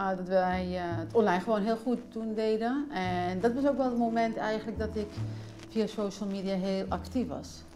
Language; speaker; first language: Dutch; early bilingual, other home language; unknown